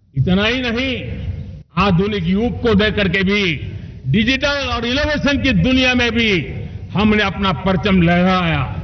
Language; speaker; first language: Hindi; non-native, local second language; Gujarati